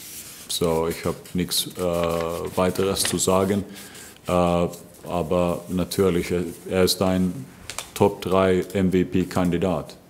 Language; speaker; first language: German; non-native, fluent; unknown